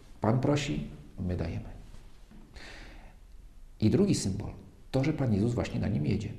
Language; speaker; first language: Polish; native; Polish